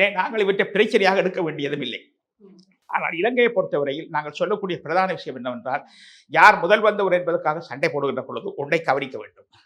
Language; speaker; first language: Tamil; native; Tamil